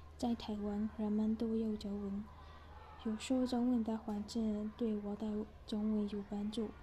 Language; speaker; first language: Chinese; non-native, learner; Burmese